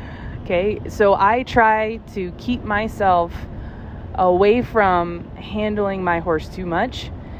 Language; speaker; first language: English; native; English